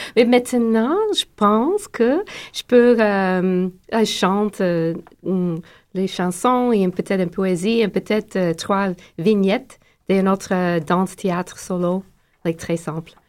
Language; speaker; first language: French; non-native, learner; English